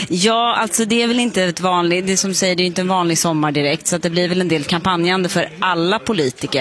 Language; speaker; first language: Swedish; native; Swedish